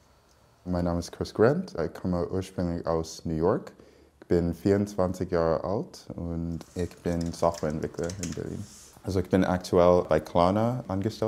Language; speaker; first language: German; non-native, fluent; English